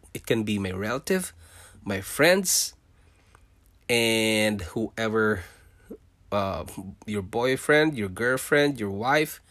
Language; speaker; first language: English; non-native, local second language; Filipino